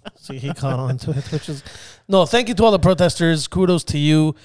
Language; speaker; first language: English; early bilingual, other home language; Spanish